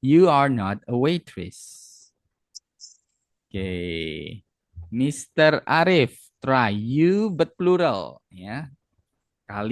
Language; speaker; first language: English; non-native, fluent; Indonesian